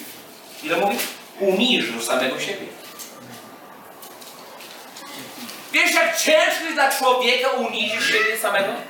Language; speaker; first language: Polish; non-native, fluent; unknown